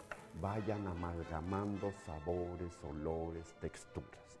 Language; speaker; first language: Spanish; native; Spanish